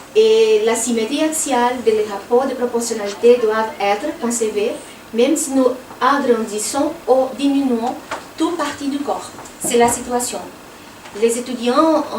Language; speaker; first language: French; non-native, fluent; Portuguese